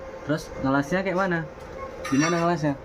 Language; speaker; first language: Indonesian; native; Indonesian